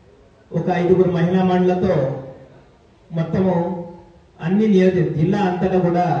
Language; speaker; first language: Telugu; native; Telugu